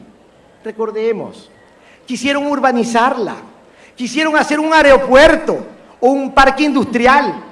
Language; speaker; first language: Spanish; native; Spanish